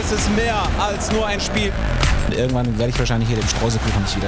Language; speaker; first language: German; native; German